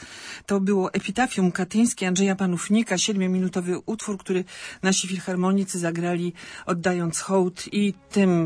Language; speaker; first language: Polish; native; Polish